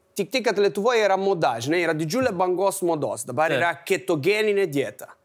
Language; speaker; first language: Lithuanian; non-native, fluent; Italian